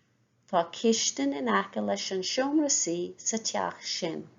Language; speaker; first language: Irish; non-native, fluent; English